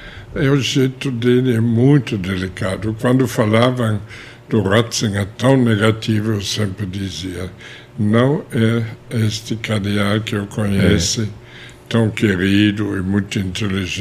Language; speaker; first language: Portuguese; non-native, fluent; German